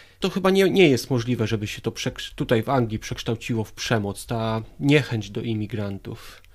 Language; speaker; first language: Polish; native; Polish